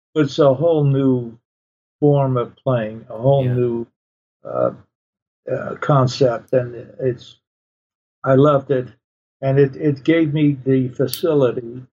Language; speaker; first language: English; early bilingual, other home language; Polish